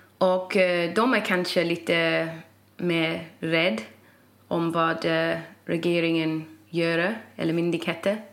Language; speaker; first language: Swedish; non-native, fluent; English